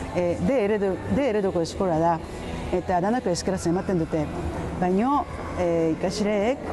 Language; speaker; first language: Basque; non-native, fluent; Japanese